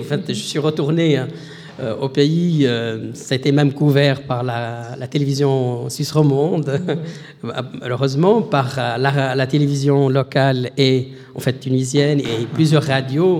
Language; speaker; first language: French; non-native, local second language; Arabic